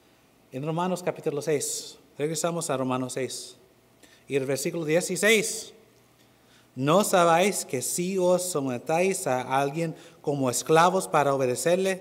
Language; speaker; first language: Spanish; non-native, fluent; English